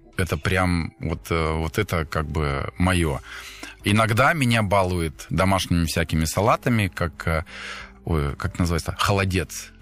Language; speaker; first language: Russian; non-native, fluent; German